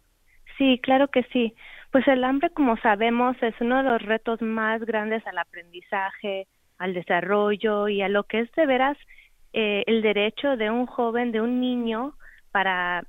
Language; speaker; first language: Spanish; native; Spanish